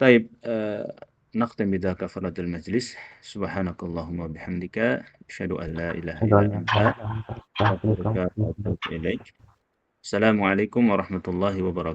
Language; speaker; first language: Arabic; non-native, fluent; Indonesian